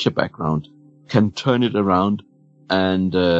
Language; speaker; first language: English; non-native, fluent; Danish